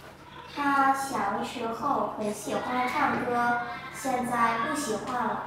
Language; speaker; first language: Chinese; non-native, learner; Vietnamese